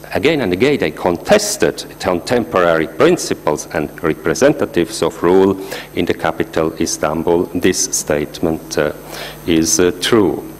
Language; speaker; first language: English; non-native, fluent; German